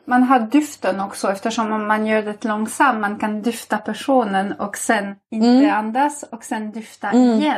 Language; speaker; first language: Swedish; non-native, fluent; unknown